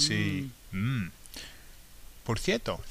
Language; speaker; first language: Spanish; non-native, fluent; English